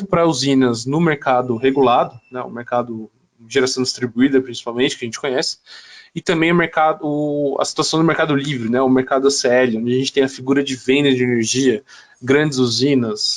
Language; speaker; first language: Portuguese; native; Portuguese